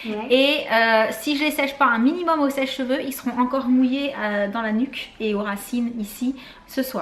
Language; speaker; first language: French; native; French